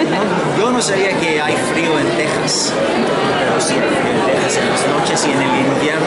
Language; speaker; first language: Spanish; non-native, fluent; Hebrew